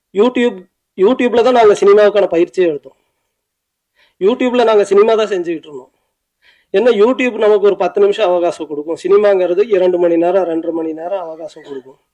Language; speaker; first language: Tamil; native; Tamil